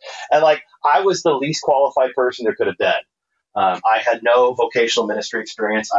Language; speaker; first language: English; native; English